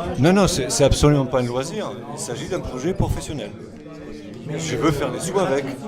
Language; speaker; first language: French; native; French